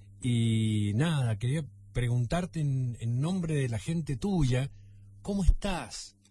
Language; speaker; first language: Spanish; native; Spanish